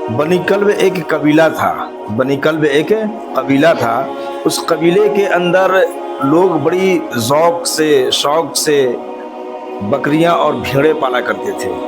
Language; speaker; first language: Urdu; native; Urdu